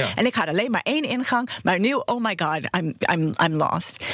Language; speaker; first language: Dutch; non-native, fluent; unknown